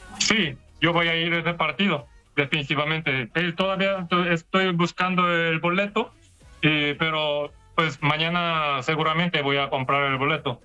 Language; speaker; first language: Spanish; non-native, learner; Korean